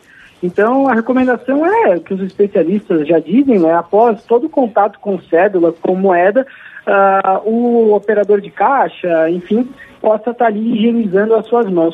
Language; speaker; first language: Portuguese; native; Portuguese